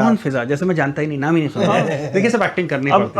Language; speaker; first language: Hindi; native; Hindi